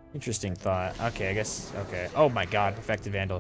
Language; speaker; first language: English; native; English